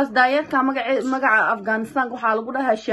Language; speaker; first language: German; non-native, learner; Somali